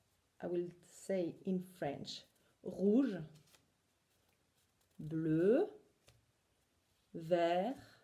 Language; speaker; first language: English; non-native, learner; French